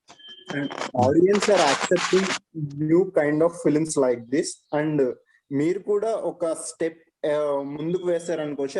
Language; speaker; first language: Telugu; native; Telugu